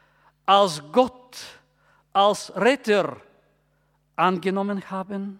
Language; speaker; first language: German; non-native, fluent; Bulgarian